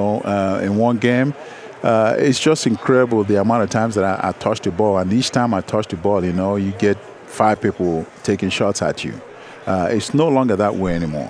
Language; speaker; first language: English; non-native, local second language; Igbo